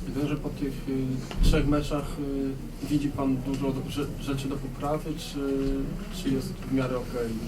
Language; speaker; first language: Polish; native; Polish